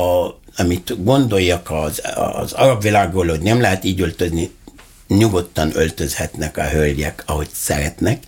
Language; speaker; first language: Hungarian; non-native, learner; Arabic